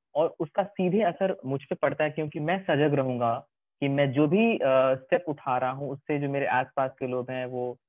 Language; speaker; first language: Hindi; native; Hindi